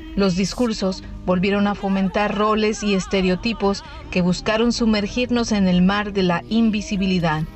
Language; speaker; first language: Spanish; native; Spanish